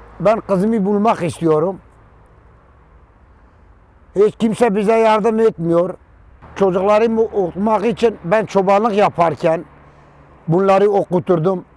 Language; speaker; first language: Turkish; non-native, local second language; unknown